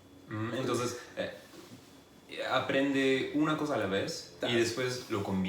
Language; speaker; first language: Spanish; non-native, fluent; English